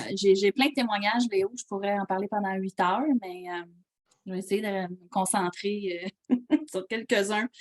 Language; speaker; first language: French; native; French